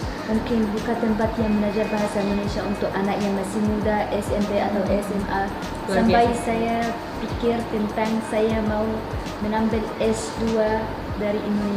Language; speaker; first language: Indonesian; non-native, learner; Arabic